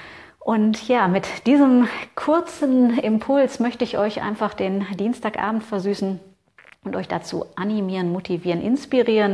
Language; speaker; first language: German; native; German